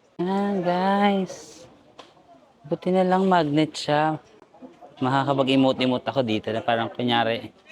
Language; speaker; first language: Filipino; non-native, local second language; Cebuano